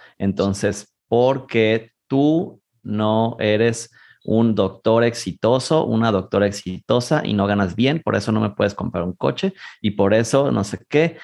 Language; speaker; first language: Spanish; native; Spanish